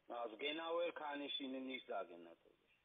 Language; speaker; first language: German; non-native, fluent; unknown